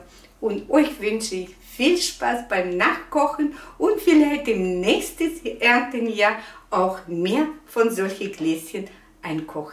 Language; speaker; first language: German; non-native, fluent; Russian